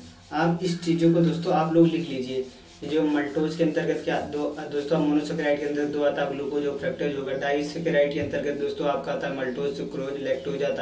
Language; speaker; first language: Hindi; native; Hindi